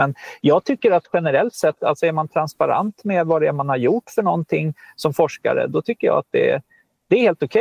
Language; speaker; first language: Swedish; native; Swedish